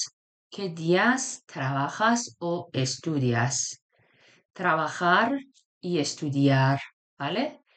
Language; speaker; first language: Spanish; non-native, fluent; Persian